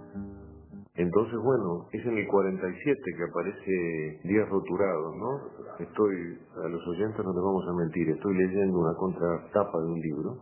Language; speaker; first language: Spanish; native; Spanish